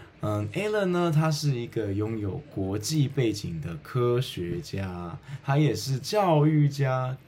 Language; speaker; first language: Chinese; native; Chinese